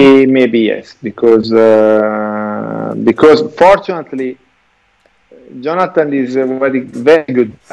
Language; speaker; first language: English; non-native, learner; Italian